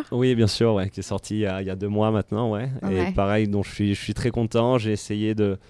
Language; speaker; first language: French; native; French